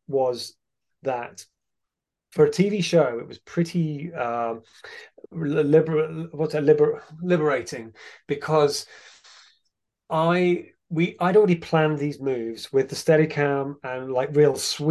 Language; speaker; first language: English; native; English